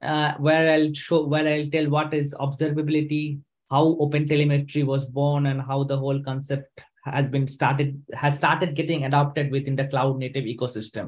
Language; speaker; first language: English; non-native, local second language; Bangla